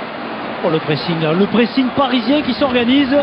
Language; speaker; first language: French; native; French